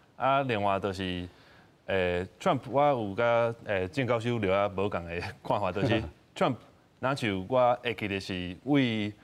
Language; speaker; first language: Min Nan Chinese; non-native, fluent; English